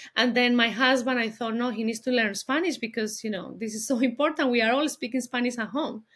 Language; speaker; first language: English; non-native, fluent; Spanish